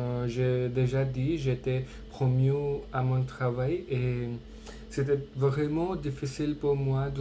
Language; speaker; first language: French; non-native, learner; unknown